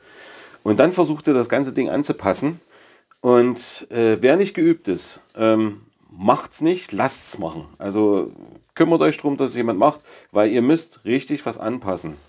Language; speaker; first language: German; native; German